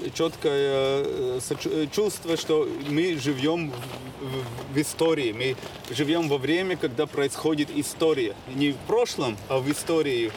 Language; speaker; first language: Russian; non-native, local second language; Latvian